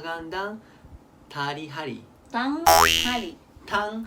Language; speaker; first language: Filipino; non-native, learner; Japanese